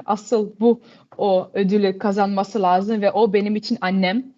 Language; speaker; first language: Turkish; early bilingual, heritage; Turkish